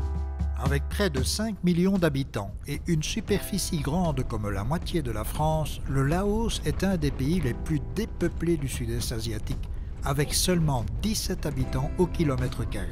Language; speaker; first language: French; native; French